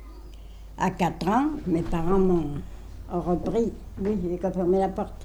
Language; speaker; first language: French; native; French